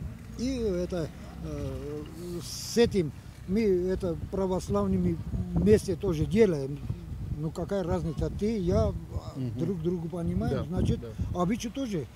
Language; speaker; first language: Russian; non-native, local second language; Turkish